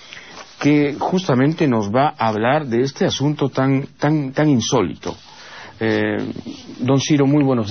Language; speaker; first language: Spanish; native; Spanish